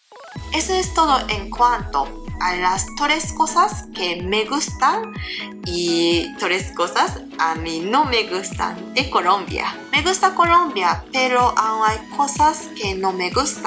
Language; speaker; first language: Spanish; non-native, learner; Japanese